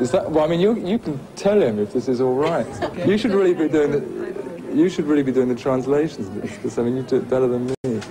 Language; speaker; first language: English; native; English